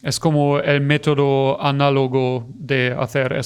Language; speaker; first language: Spanish; non-native, fluent; German